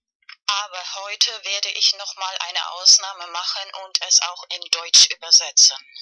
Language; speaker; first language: German; non-native, fluent; Spanish